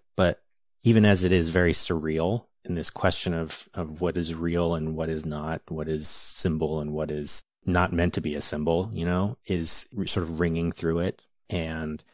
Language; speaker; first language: English; native; English